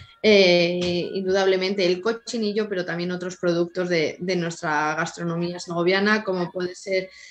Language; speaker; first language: Spanish; native; Spanish